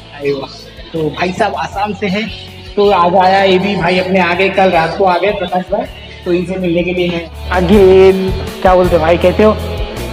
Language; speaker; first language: Hindi; native; Hindi